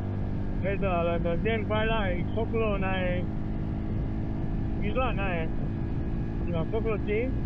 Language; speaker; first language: Vietnamese; non-native, fluent; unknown